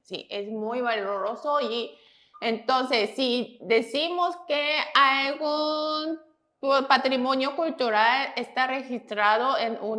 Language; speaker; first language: Spanish; non-native, fluent; Korean